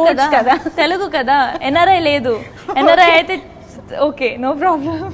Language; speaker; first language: Telugu; non-native, learner; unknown